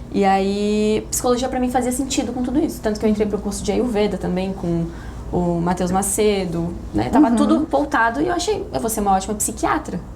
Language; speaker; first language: Portuguese; native; Portuguese